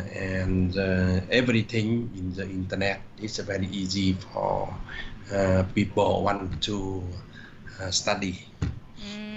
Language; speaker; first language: English; non-native, learner; Vietnamese